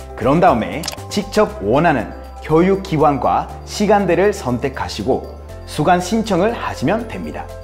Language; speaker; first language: Korean; non-native, fluent; Spanish